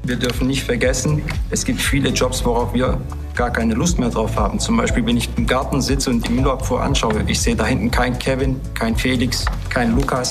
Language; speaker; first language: German; early bilingual, other home language; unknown